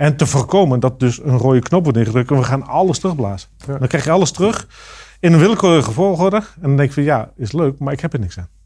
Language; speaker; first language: Dutch; native; Dutch